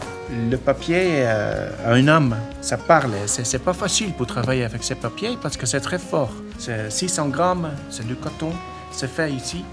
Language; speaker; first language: French; non-native, learner; Dutch